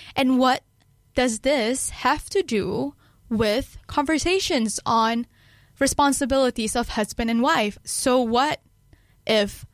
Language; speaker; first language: English; non-native, local second language; Malay